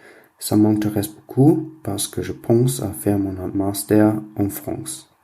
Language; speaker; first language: French; non-native, learner; German